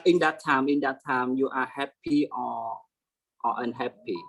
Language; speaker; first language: English; non-native, learner; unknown